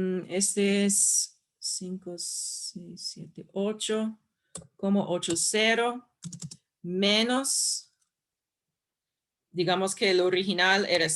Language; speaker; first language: Spanish; non-native, fluent; English